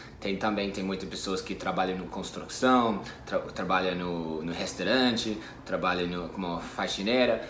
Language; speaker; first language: Portuguese; non-native, fluent; English